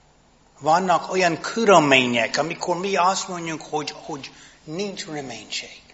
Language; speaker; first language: Hungarian; non-native, fluent; English